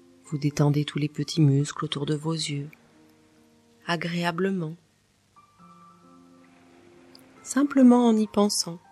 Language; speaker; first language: French; native; French